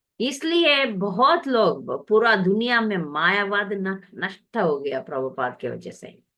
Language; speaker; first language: Hindi; non-native, local second language; Tamil